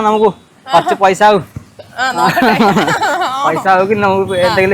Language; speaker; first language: Malayalam; non-native, local second language; Odia